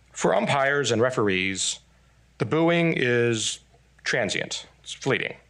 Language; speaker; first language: English; non-native, fluent; Chinese